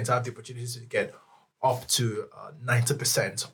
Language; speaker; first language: English; non-native, local second language; Yoruba